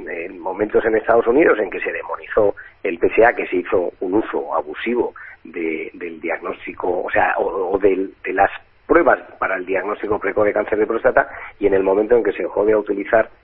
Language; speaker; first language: Spanish; native; Spanish